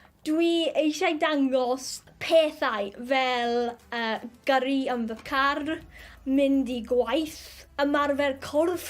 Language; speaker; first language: Welsh; non-native, learner; English